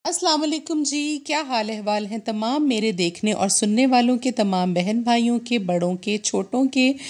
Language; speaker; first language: Urdu; native; Urdu